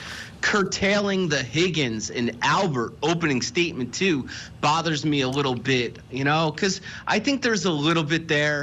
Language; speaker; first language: English; native; English